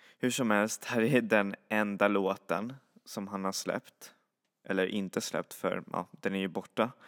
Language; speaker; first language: Swedish; native; Swedish